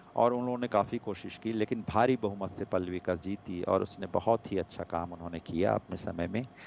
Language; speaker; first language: Hindi; non-native, local second language; Gujarati